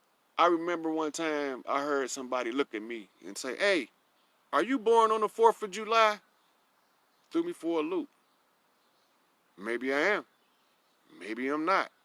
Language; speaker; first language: English; native; English